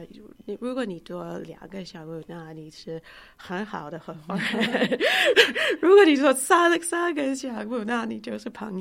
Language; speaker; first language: Chinese; non-native, fluent; English